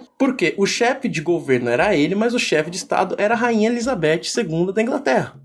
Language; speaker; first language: Portuguese; early bilingual, other home language; Igbo